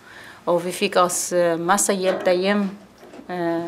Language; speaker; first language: Danish; non-native, learner; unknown